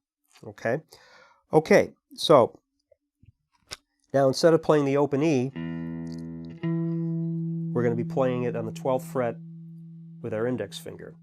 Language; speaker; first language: English; native; English